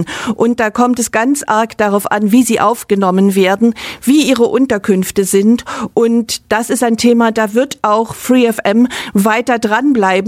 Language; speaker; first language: German; native; German